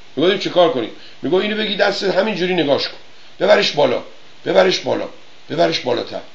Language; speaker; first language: Persian; native; Persian